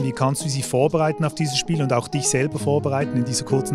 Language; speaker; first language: German; native; German